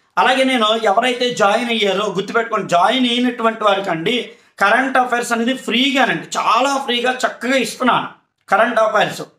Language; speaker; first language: Telugu; native; Telugu